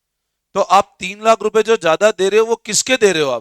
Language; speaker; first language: Hindi; native; Hindi